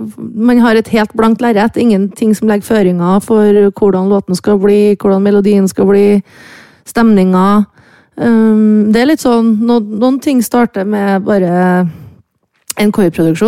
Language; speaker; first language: Norwegian; native; Norwegian